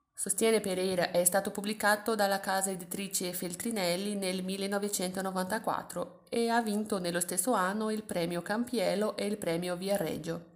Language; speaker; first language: Italian; non-native, fluent; Portuguese